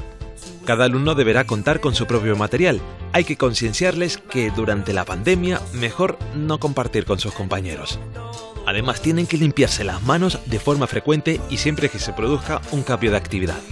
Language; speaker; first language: Spanish; native; Spanish